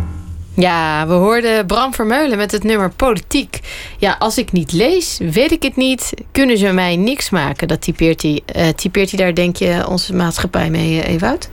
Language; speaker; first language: Dutch; native; Dutch